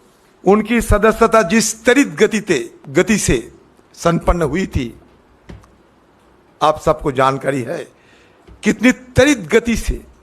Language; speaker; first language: Hindi; non-native, local second language; Bangla